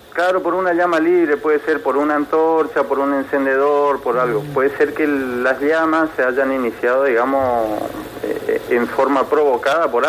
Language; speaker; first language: Spanish; native; Spanish